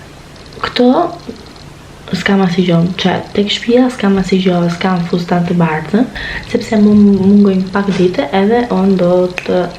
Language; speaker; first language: Albanian; early bilingual, heritage; Albanian